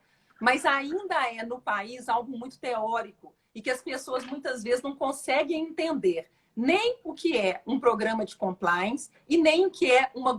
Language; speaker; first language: Portuguese; native; Portuguese